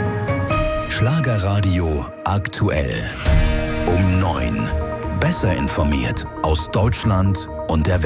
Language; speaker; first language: German; native; German